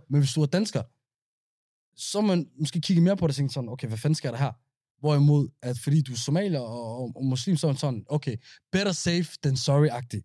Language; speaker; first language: Danish; early bilingual, other home language; Somali